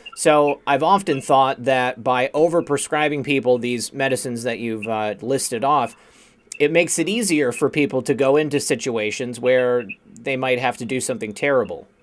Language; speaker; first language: English; native; English